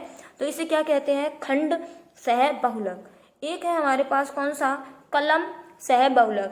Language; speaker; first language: Hindi; native; Hindi